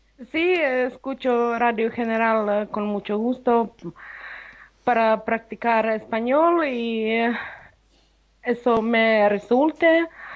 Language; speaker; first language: Spanish; non-native, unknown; Ukrainian